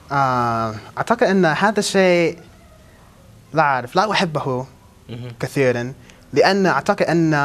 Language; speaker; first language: Arabic; non-native, fluent; English